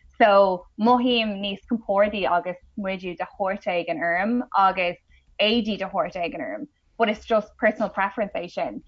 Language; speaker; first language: Irish; non-native, local second language; English